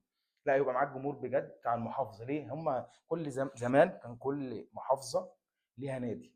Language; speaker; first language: Arabic; native; Arabic